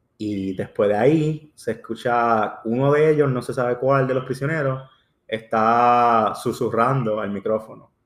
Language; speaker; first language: Spanish; early bilingual, heritage; Spanish